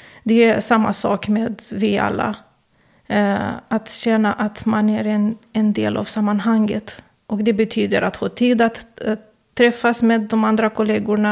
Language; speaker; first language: Swedish; non-native, fluent; Romanian